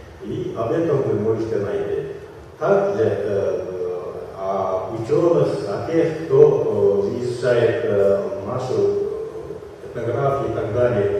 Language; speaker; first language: Russian; non-native, local second language; Kyrgyz